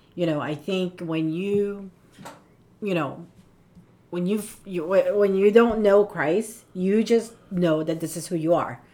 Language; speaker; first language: English; non-native, local second language; Filipino